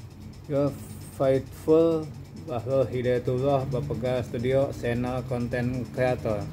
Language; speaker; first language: English; non-native, learner; Indonesian